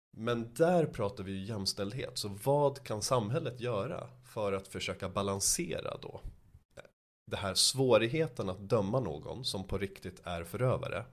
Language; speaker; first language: Swedish; early bilingual, other home language; Persian